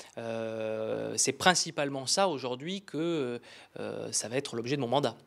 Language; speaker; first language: French; native; French